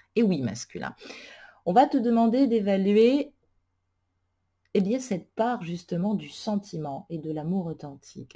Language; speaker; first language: French; native; French